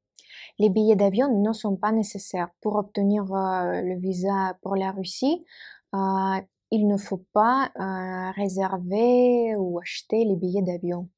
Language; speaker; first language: French; non-native, fluent; Russian